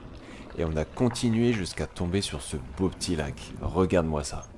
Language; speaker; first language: French; native; French